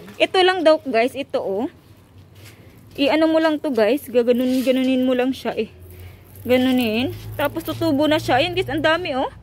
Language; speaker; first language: Filipino; native; Filipino